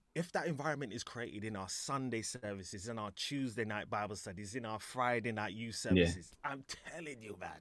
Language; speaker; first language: English; native; English